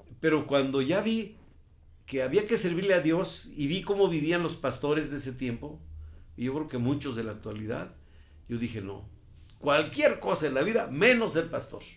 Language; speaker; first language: Spanish; native; Spanish